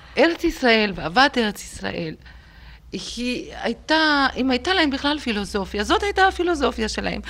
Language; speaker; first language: Hebrew; native; Hebrew